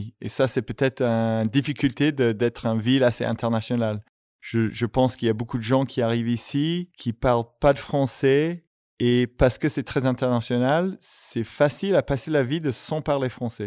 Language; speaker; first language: French; non-native, fluent; English